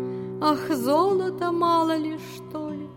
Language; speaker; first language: Russian; native; Russian